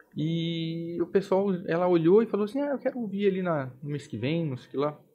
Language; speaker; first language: Portuguese; native; Portuguese